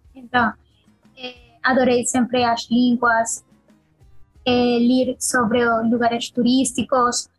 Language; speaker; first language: Portuguese; non-native, learner; Spanish